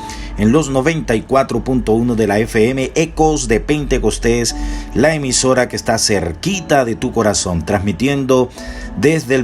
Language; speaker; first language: Spanish; native; Spanish